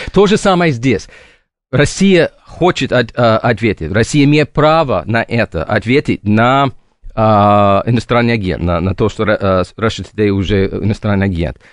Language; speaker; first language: Russian; non-native, fluent; English